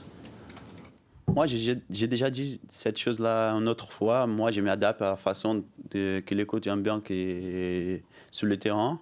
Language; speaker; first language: French; non-native, learner; Portuguese